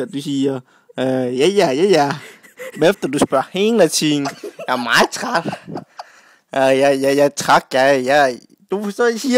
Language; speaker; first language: Danish; non-native, learner; Vietnamese